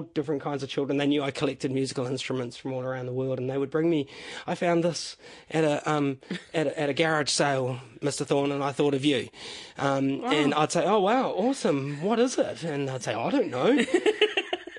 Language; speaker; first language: English; native; English